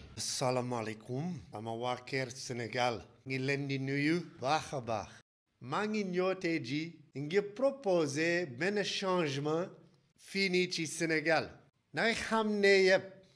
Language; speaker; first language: Wolof; non-native, fluent; English